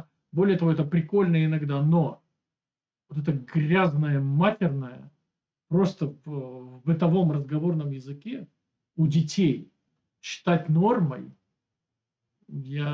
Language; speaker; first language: Russian; native; Russian